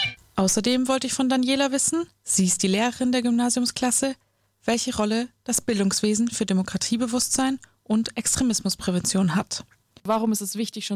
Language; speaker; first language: German; native; German